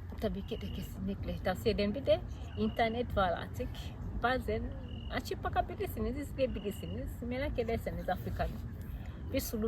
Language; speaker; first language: Turkish; non-native, fluent; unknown